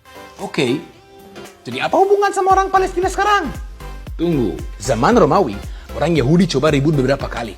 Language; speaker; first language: Indonesian; non-native, fluent; Hebrew